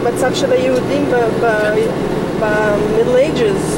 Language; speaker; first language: Hebrew; non-native, fluent; English